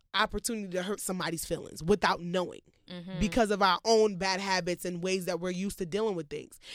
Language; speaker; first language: English; native; English